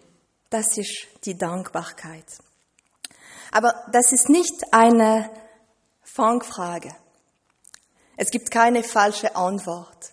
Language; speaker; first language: German; non-native, fluent; French